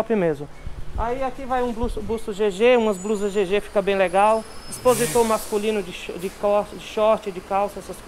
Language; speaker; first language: Portuguese; native; Portuguese